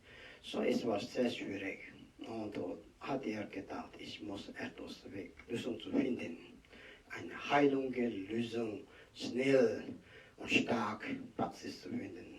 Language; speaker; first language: German; non-native, learner; Tibetan